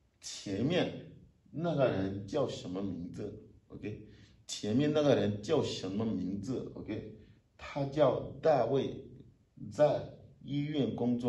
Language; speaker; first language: Chinese; non-native, learner; French